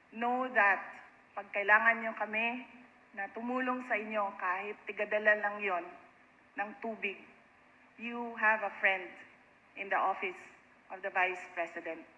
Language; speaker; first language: Filipino; non-native, local second language; Cebuano